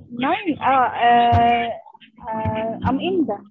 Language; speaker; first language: German; non-native, learner; Arabic